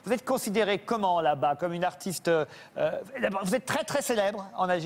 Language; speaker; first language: French; native; French